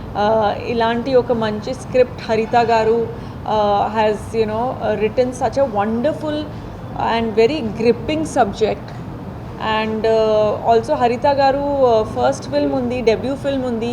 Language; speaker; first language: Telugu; non-native, fluent; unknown